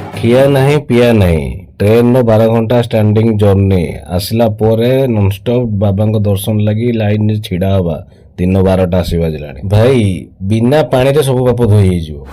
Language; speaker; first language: Odia; native; Odia